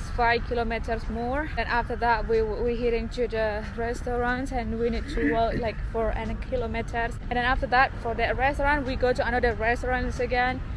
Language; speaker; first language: English; non-native, learner; Indonesian